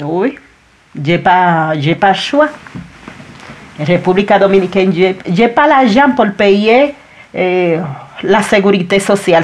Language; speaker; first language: French; non-native, learner; Spanish